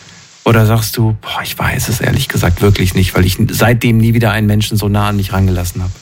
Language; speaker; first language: German; native; German